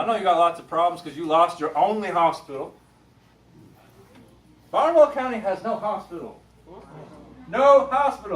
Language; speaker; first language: English; native; English